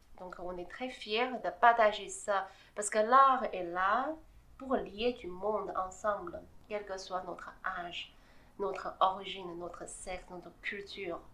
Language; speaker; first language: French; non-native, fluent; Chinese